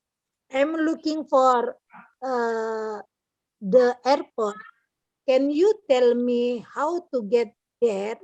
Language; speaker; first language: English; non-native, learner; Indonesian